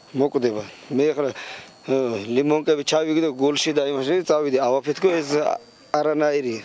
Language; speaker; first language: Georgian; non-native, local second language; Azerbaijani